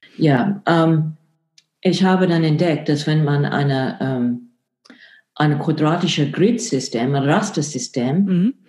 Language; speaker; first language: German; non-native, fluent; English